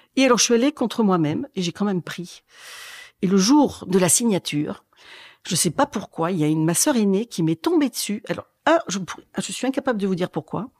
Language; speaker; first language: French; native; French